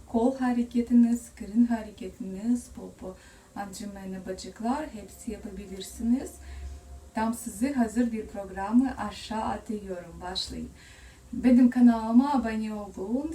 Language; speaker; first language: Turkish; non-native, learner; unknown